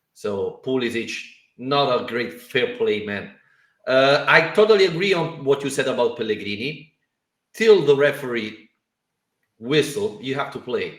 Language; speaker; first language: English; non-native, fluent; Italian